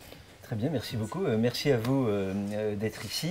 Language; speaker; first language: French; native; French